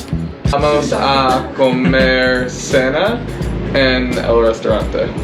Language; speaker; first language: Spanish; non-native, learner; English